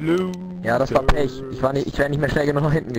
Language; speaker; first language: German; native; German